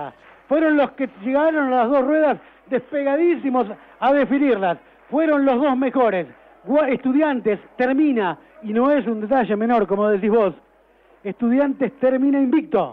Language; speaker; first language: Spanish; native; Spanish